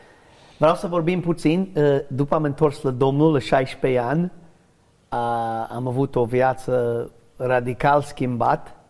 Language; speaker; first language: Romanian; non-native, learner; English